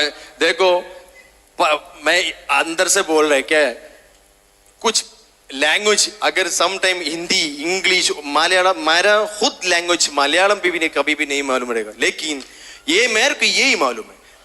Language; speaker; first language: Hindi; non-native, local second language; Malayalam